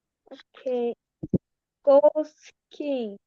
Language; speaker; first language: English; non-native, learner; Korean